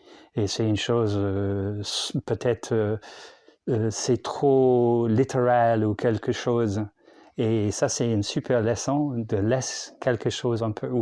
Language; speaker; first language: French; non-native, learner; English